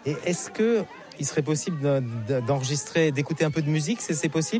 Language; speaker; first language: French; native; French